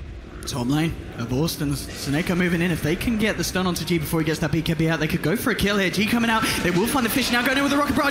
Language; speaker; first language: English; native; English